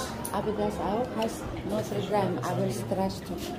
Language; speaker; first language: German; non-native, learner; Indonesian